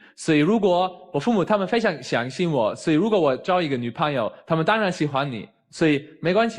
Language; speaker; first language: Chinese; non-native, fluent; German